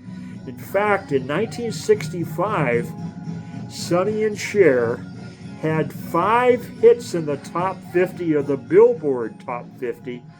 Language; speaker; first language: English; native; English